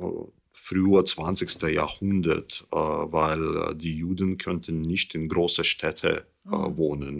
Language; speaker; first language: German; non-native, learner; English